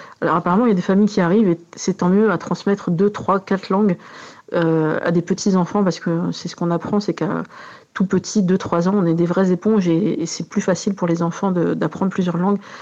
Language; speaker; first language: French; native; French